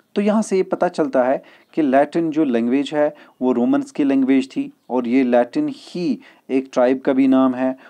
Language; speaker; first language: Hindi; non-native, local second language; Kashmiri